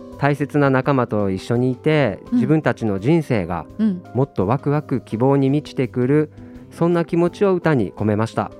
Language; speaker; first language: Japanese; native; Japanese